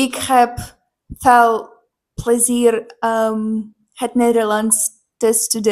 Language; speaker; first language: Dutch; non-native, learner; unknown